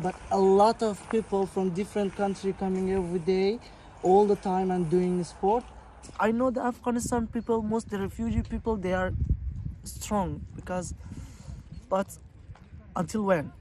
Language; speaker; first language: English; non-native, fluent; Persian